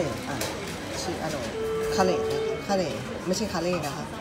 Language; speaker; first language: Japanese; non-native, learner; Thai